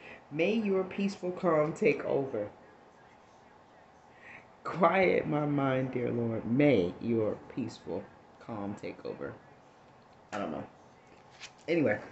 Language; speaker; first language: English; native; English